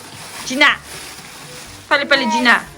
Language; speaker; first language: Korean; non-native, learner; Kazakh